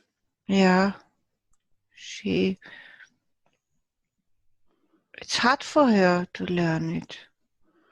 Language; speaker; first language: English; non-native, fluent; German